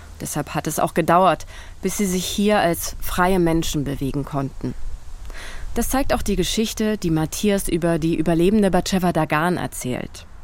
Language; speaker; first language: German; native; German